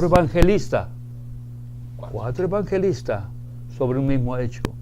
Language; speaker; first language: Portuguese; non-native, learner; Spanish